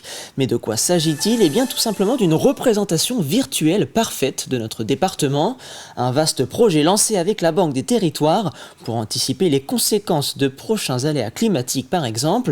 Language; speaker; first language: French; native; French